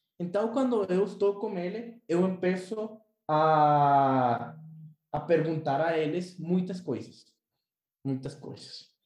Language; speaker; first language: Portuguese; non-native, learner; Spanish